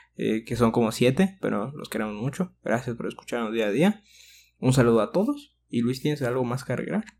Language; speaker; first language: Spanish; native; Spanish